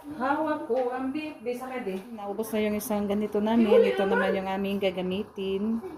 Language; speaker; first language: Filipino; non-native, local second language; Cebuano